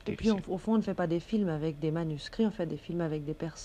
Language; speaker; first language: French; native; French